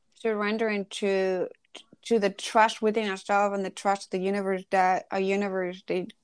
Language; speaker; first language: English; non-native, fluent; Spanish